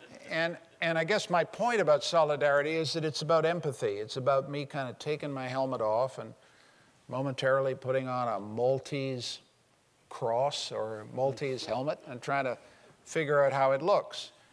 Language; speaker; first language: English; native; English